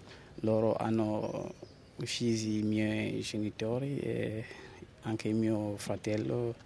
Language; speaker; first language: Italian; non-native, learner; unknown